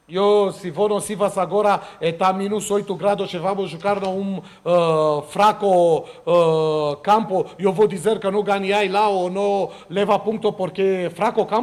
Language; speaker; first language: Portuguese; non-native, learner; Romanian